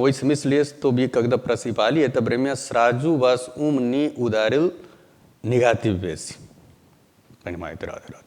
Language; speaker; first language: Russian; non-native, learner; Hindi